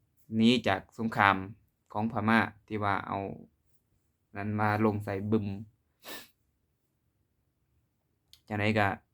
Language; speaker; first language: Thai; non-native, local second language; Lao